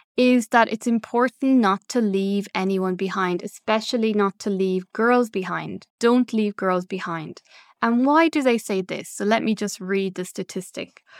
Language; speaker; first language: English; native; English